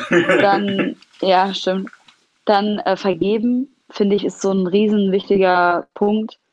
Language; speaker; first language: German; non-native, fluent; Arabic